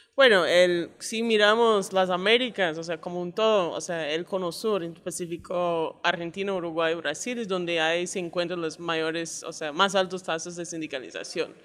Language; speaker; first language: Spanish; non-native, fluent; English